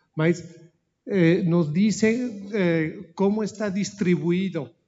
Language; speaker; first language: Portuguese; non-native, learner; Spanish